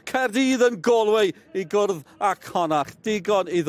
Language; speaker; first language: Welsh; native; Welsh